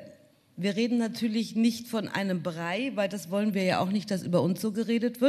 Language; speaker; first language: German; native; German